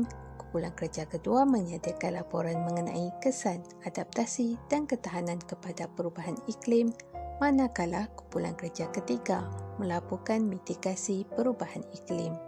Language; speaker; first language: Malay; native; Malay